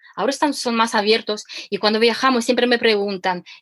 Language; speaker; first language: Spanish; non-native, fluent; Ukrainian